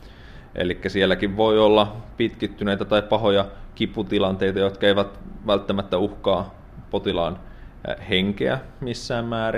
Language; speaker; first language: Finnish; native; Finnish